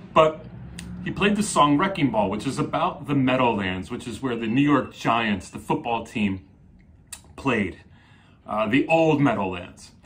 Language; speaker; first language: English; native; English